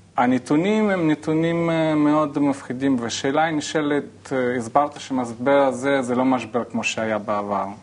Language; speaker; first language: Hebrew; non-native, fluent; Russian